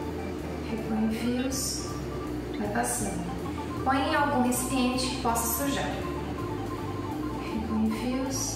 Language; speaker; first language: Portuguese; native; Portuguese